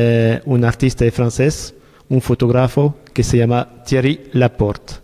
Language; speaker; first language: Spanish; non-native, learner; French